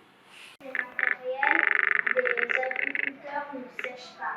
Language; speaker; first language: French; non-native, learner; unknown